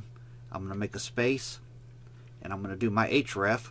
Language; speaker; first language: English; native; English